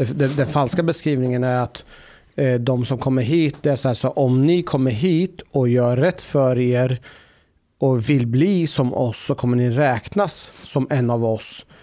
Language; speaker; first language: Swedish; early bilingual, other home language; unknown